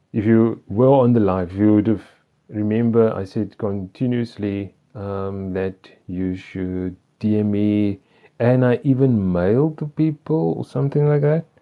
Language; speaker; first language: English; non-native, local second language; Afrikaans